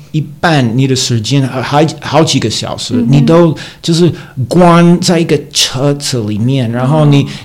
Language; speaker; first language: Chinese; non-native, learner; English